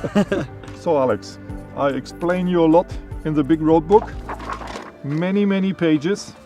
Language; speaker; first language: English; non-native, fluent; German